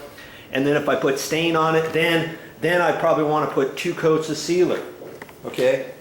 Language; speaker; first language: English; native; English